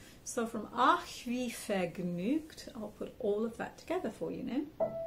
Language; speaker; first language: English; native; English